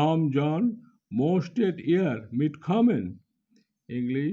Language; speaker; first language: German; non-native, fluent; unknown